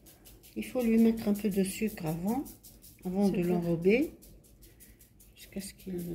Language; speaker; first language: French; non-native, local second language; Arabic